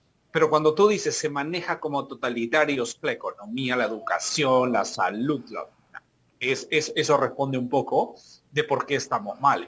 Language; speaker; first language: Spanish; native; Spanish